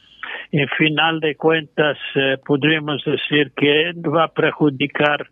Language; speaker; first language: Spanish; non-native, fluent; English